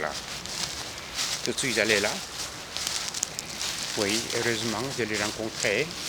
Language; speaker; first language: French; non-native, fluent; Korean